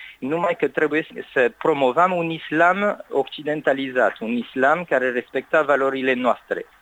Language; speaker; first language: Romanian; non-native, fluent; French